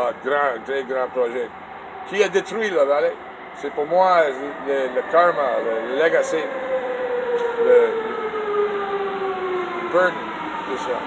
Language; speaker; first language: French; non-native, learner; English